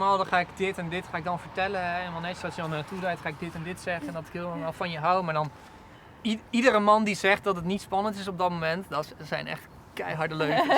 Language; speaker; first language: Dutch; native; Dutch